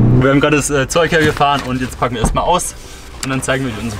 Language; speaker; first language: German; native; German